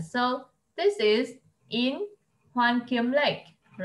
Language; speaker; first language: English; non-native, fluent; Vietnamese